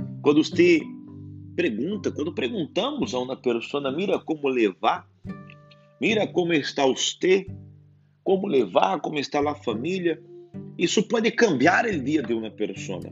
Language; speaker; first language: Portuguese; non-native, learner; Spanish